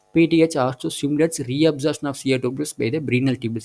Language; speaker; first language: English; non-native, local second language; Tamil